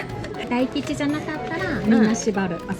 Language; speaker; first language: Japanese; native; Japanese